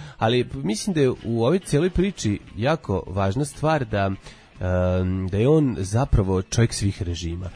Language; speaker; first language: Serbian; native; Serbian